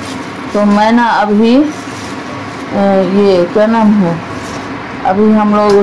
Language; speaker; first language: Hindi; non-native, local second language; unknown